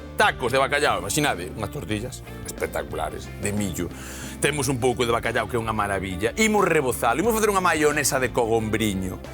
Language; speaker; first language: Galician; native; Galician